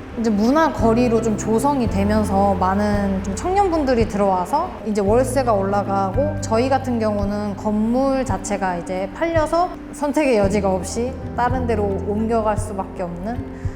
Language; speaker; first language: Korean; native; Korean